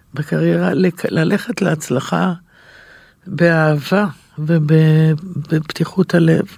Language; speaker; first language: Hebrew; native; Hebrew